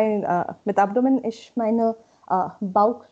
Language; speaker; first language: German; non-native, learner; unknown